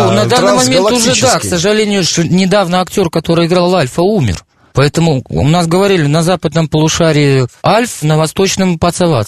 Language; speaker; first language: Russian; native; Russian